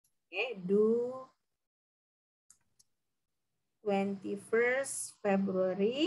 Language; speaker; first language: English; non-native, fluent; Indonesian